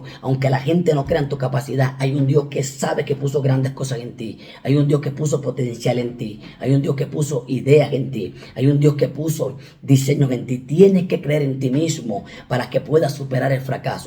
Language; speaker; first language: Spanish; native; Spanish